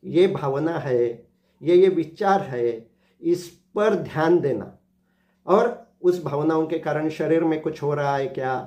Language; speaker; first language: Hindi; non-native, local second language; Marathi